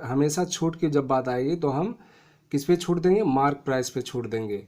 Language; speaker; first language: Hindi; native; Hindi